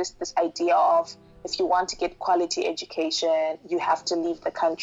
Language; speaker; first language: English; non-native, local second language; Shona